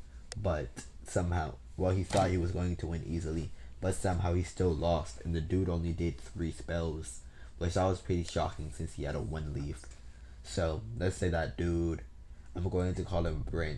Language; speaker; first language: English; native; English